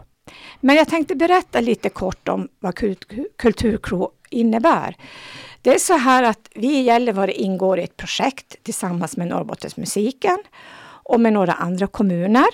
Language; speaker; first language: Swedish; native; Swedish